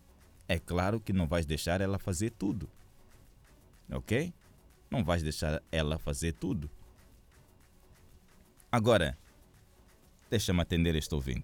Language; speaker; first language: Portuguese; native; Portuguese